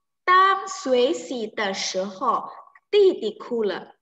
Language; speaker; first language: Chinese; non-native, fluent; Indonesian